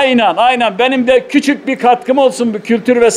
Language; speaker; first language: Turkish; native; Turkish